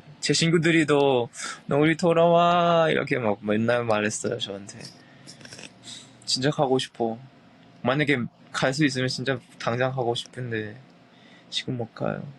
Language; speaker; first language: Korean; non-native, learner; Thai